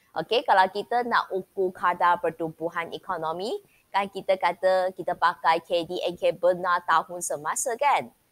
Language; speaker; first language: Malay; non-native, local second language; Chinese